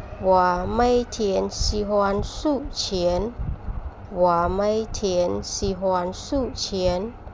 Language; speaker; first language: Chinese; non-native, fluent; Khmer